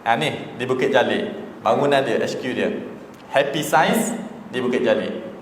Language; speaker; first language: Malay; native; Malay